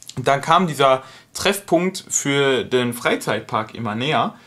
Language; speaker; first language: German; native; German